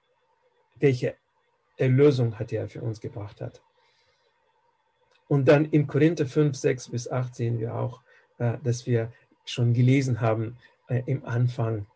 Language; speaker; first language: German; non-native, fluent; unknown